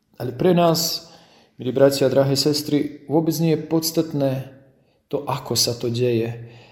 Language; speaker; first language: Slovak; native; Slovak